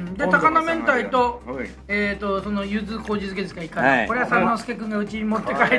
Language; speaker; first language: Japanese; native; Japanese